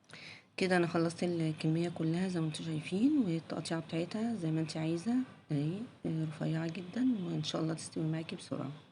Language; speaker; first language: Arabic; native; Arabic